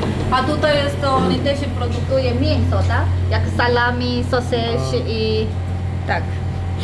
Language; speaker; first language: Polish; non-native, learner; Korean